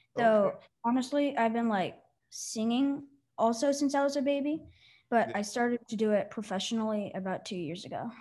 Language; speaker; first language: English; native; English